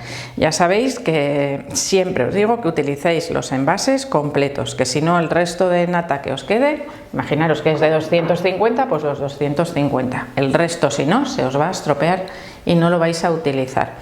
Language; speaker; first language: Spanish; native; Spanish